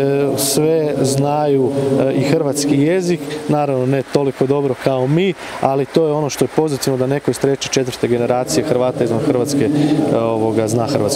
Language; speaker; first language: Croatian; native; Croatian